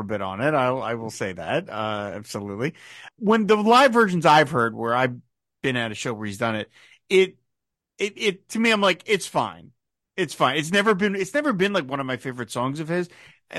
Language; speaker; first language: English; native; English